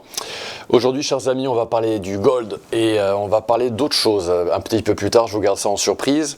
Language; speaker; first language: French; native; French